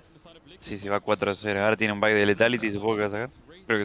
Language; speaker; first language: Spanish; native; Spanish